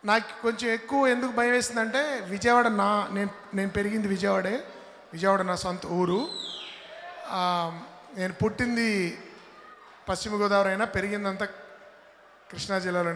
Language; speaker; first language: Telugu; native; Telugu